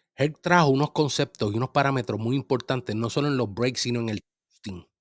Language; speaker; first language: Spanish; early bilingual, heritage; Spanish